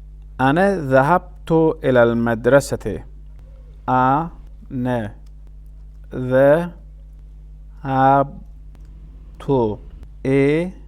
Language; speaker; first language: Arabic; non-native, learner; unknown